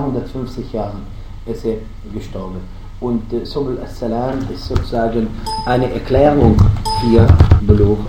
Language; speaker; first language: German; non-native, fluent; Arabic